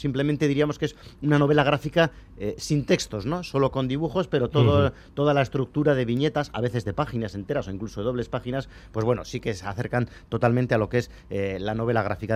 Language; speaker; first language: Spanish; native; Spanish